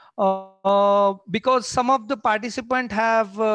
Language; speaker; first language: English; non-native, local second language; Marathi